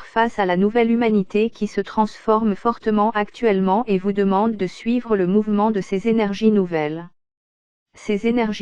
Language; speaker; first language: French; native; French